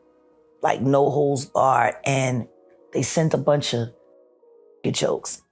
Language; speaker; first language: English; native; English